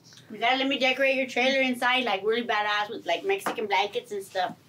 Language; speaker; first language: English; early bilingual, other home language; Spanish